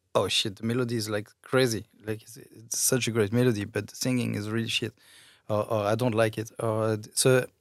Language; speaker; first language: English; non-native, fluent; French